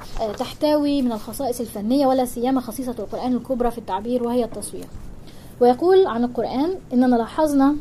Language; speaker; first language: Arabic; native; Arabic